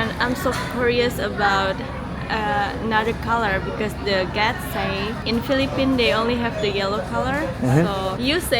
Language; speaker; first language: English; non-native, learner; Indonesian